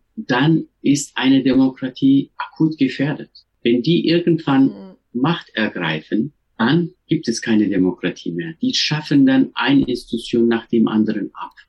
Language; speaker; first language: German; non-native, fluent; Turkish